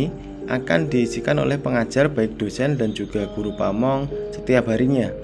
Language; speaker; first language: Indonesian; native; Indonesian